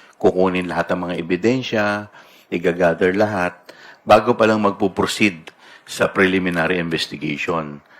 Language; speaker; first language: Filipino; native; Filipino